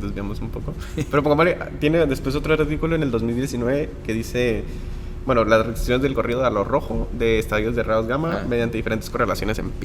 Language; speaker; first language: Spanish; native; Spanish